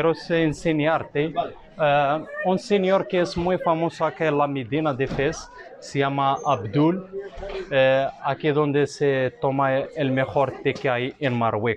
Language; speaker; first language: Spanish; non-native, fluent; Arabic